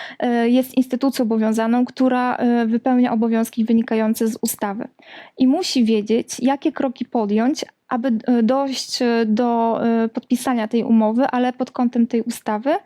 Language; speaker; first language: Polish; native; Polish